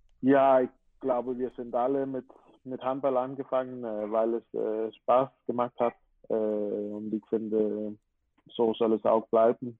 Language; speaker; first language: German; non-native, fluent; Danish